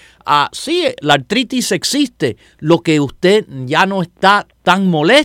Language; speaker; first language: Spanish; native; Spanish